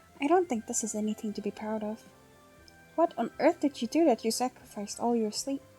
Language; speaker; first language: English; native; English